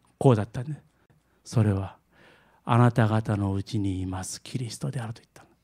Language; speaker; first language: Japanese; early bilingual, heritage; Japanese